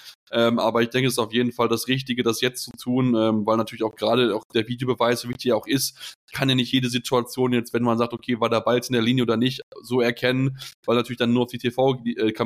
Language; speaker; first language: German; native; German